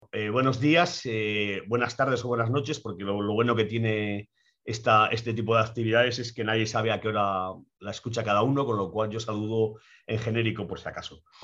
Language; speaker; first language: Spanish; native; Spanish